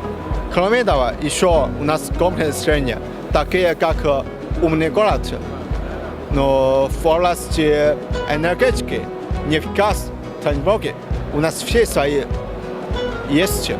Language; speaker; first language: Russian; non-native, learner; Chinese